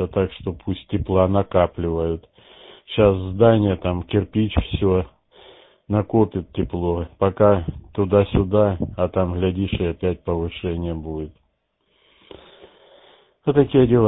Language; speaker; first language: Russian; native; Russian